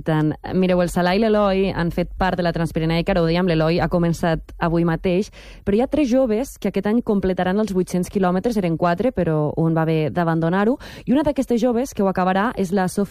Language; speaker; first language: Catalan; native; Catalan